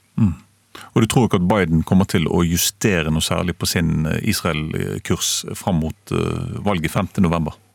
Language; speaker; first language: Norwegian; native; Norwegian